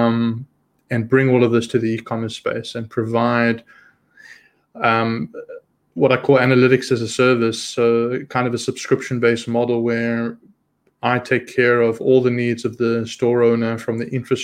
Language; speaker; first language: English; native; English